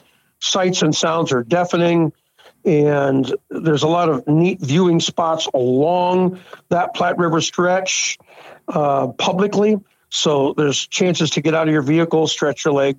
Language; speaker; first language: English; native; English